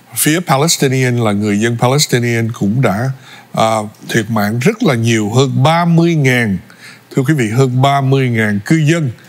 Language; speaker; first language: Vietnamese; early bilingual, other home language; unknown